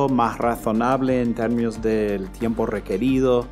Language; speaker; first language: Spanish; non-native, fluent; English